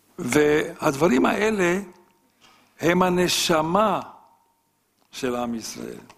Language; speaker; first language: Hebrew; native; Hebrew